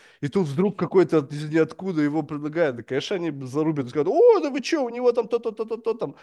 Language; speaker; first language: Russian; native; Russian